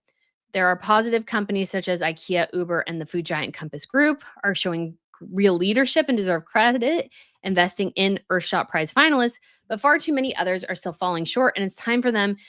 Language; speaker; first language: English; native; English